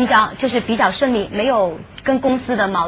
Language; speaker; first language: Chinese; native; Chinese